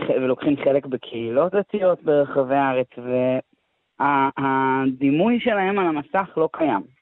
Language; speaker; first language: Hebrew; native; Hebrew